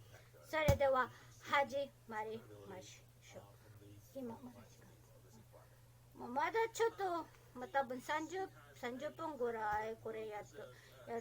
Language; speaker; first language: Japanese; non-native, learner; Filipino